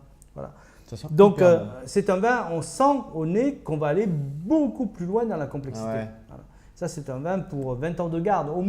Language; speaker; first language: French; native; French